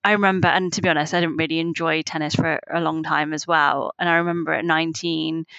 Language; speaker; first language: English; native; English